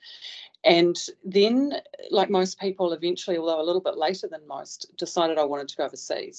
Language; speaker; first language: English; native; English